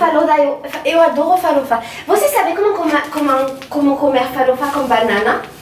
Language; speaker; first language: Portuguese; non-native, learner; French